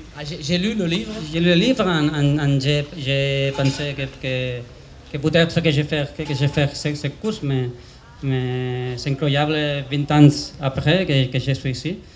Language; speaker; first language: French; non-native, learner; Spanish